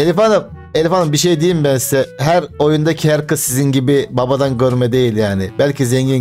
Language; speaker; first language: Turkish; native; Turkish